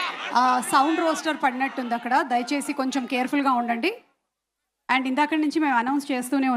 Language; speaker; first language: Telugu; native; Telugu